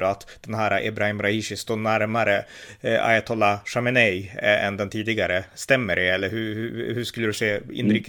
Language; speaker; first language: Swedish; native; Swedish